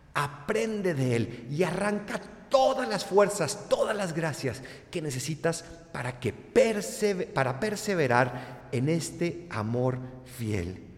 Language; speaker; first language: Spanish; native; Spanish